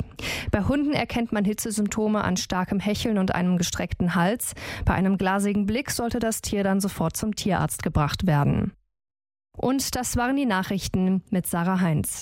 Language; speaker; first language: German; native; German